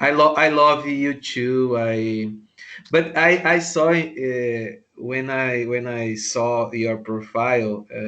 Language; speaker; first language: English; non-native, learner; Portuguese